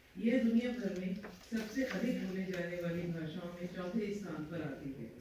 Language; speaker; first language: Hindi; native; Hindi